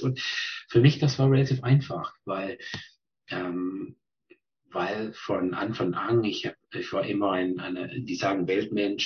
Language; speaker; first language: German; non-native, fluent; English